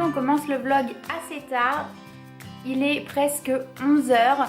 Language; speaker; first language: French; native; French